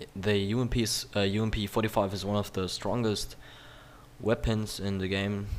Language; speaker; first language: English; non-native, learner; German